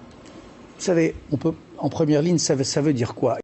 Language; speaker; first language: French; native; French